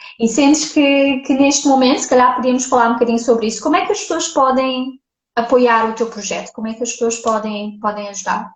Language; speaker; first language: Portuguese; native; Portuguese